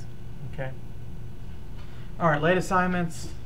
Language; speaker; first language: English; native; English